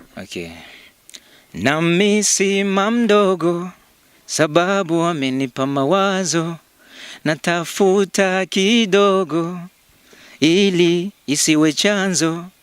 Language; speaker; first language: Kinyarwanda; early bilingual, heritage; Kinyarwanda